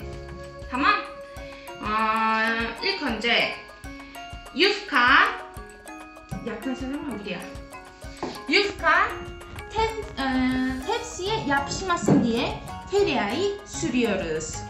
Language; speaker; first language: Turkish; non-native, fluent; Korean